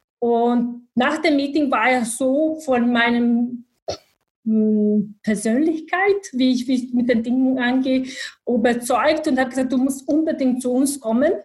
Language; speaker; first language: German; non-native, fluent; Bosnian